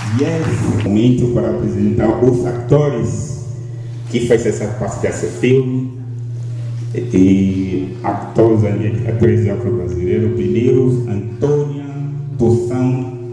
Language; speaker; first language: Portuguese; non-native, learner; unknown